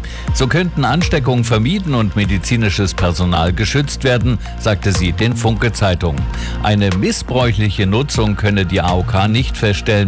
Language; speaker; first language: German; native; German